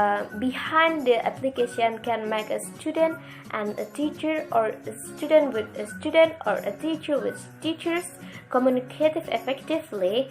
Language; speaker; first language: English; non-native, learner; Indonesian